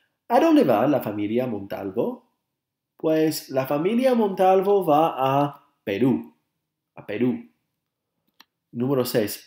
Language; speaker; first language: Spanish; non-native, fluent; English